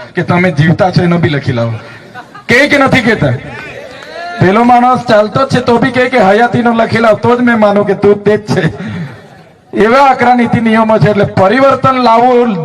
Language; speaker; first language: Gujarati; non-native, local second language; Vasavi